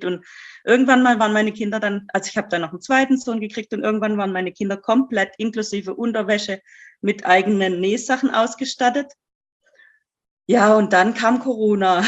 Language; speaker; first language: German; native; German